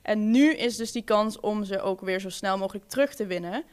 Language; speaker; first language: Dutch; native; Dutch